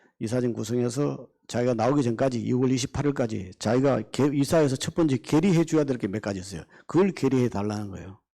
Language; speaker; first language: Korean; native; Korean